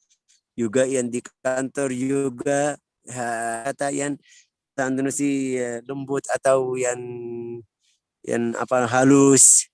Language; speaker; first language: Indonesian; non-native, learner; Arabic